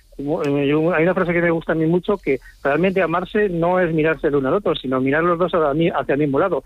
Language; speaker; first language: Spanish; native; Spanish